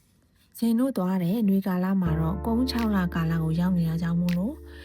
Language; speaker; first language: Burmese; native; Burmese